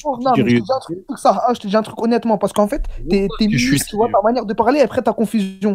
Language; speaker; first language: French; native; French